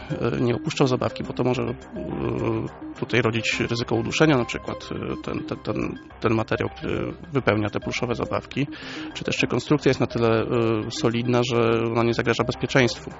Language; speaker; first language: Polish; native; Polish